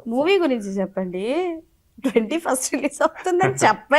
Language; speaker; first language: Telugu; native; Telugu